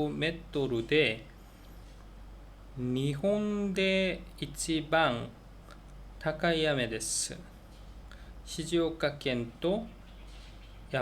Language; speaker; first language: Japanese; non-native, learner; Korean